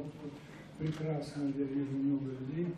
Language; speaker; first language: Russian; native; Russian